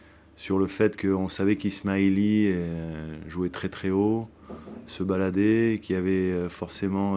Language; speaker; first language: French; native; French